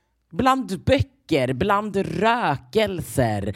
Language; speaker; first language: Swedish; native; Swedish